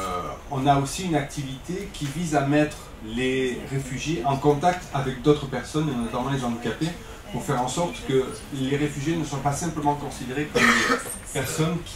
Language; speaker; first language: French; native; French